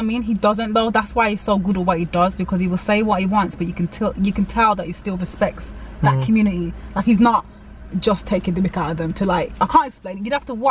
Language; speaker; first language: English; native; English